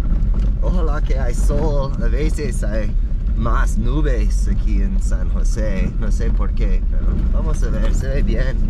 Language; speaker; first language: Spanish; non-native, fluent; English